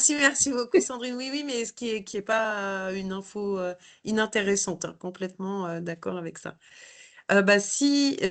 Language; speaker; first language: French; native; French